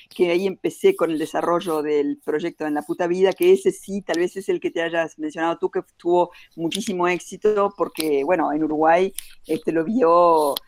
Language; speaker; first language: Spanish; native; Spanish